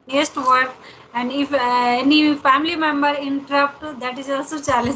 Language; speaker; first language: English; non-native, learner; Hindi